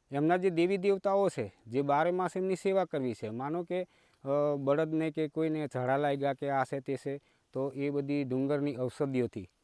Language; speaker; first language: Gujarati; non-native, local second language; Rathawi